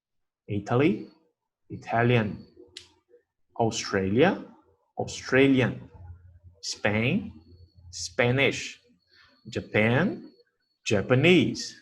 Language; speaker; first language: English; non-native, fluent; Portuguese